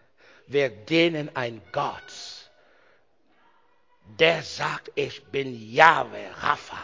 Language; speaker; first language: German; non-native, learner; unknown